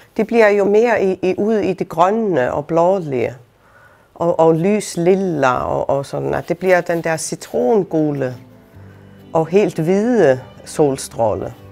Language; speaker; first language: Danish; non-native, local second language; Faroese